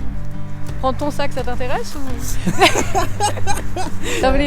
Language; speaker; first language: French; native; French